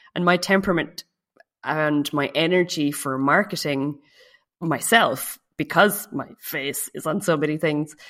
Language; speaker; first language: English; native; English